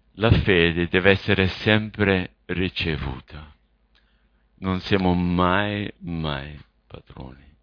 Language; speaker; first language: Italian; non-native, fluent; English